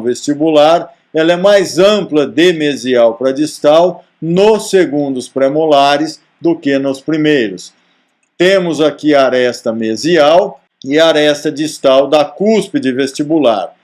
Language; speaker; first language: Portuguese; native; Portuguese